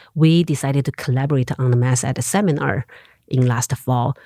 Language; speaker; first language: English; non-native, fluent; Chinese